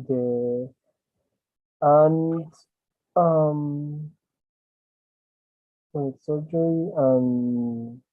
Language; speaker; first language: English; non-native, learner; Spanish